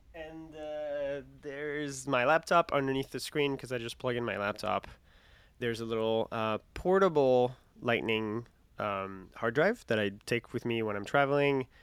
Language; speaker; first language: English; non-native, fluent; French